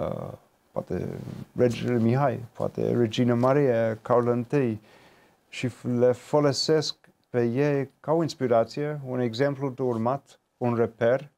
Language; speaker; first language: Romanian; non-native, fluent; English